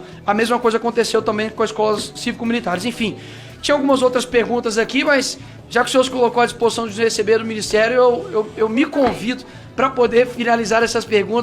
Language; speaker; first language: Portuguese; native; Portuguese